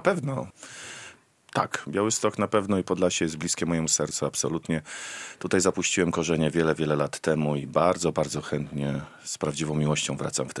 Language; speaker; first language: Polish; native; Polish